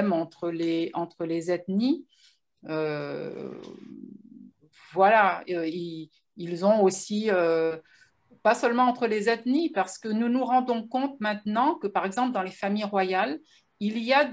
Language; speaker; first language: French; native; French